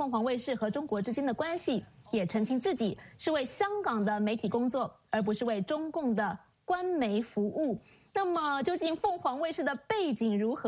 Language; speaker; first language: Chinese; native; Chinese